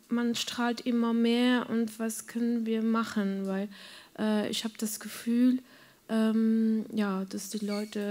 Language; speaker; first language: German; non-native, learner; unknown